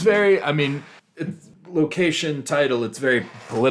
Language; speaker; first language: English; native; English